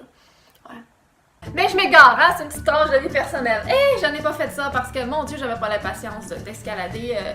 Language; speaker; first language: French; native; French